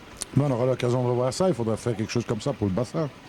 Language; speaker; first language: French; native; French